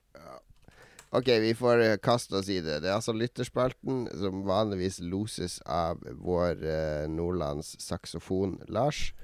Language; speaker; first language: Norwegian; native; Norwegian